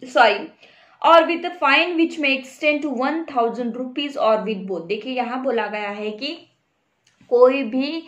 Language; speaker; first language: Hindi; non-native, local second language; Marathi